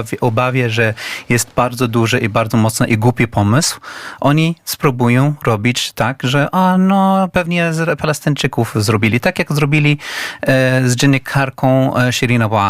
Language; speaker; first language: Polish; non-native, learner; Arabic